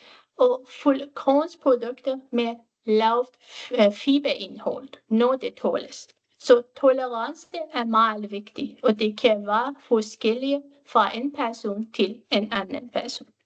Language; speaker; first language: Danish; non-native, fluent; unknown